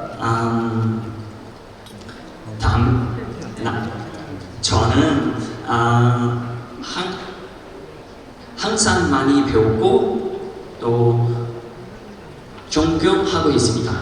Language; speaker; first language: Korean; non-native, learner; Cantonese